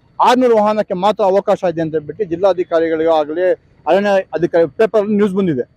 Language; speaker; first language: Kannada; non-native, local second language; Urdu